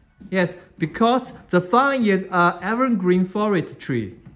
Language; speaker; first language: English; non-native, fluent; Chinese